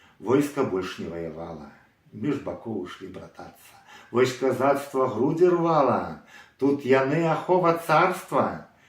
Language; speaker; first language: Belarusian; native; Belarusian